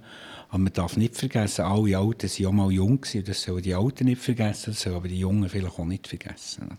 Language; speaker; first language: German; native; German